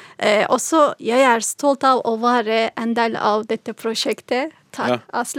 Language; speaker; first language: Norwegian; non-native, fluent; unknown